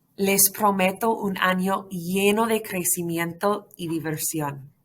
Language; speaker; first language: Spanish; non-native, fluent; English